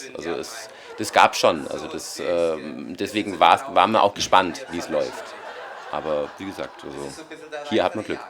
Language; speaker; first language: German; native; German